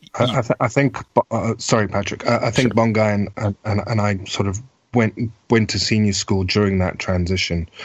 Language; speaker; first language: English; native; English